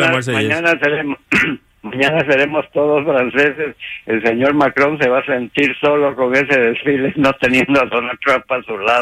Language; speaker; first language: Spanish; native; Spanish